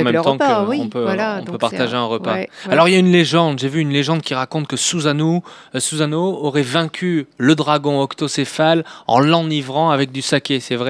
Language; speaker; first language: French; native; French